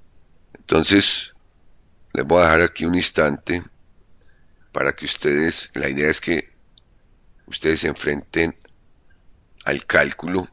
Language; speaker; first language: Spanish; native; Spanish